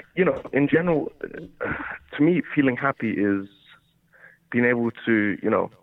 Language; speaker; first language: English; early bilingual, other home language; Portuguese